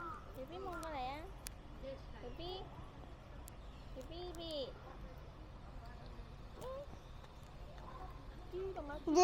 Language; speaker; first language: Cantonese; native; Cantonese